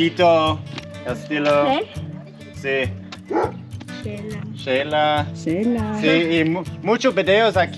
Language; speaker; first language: Spanish; non-native, learner; English